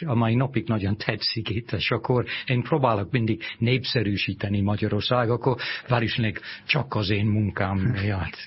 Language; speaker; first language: Hungarian; non-native, fluent; English